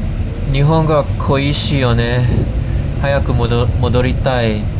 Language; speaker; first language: Japanese; non-native, fluent; English